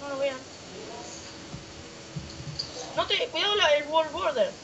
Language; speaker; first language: Spanish; native; Spanish